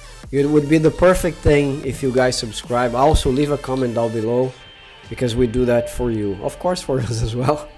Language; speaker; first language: English; non-native, fluent; Portuguese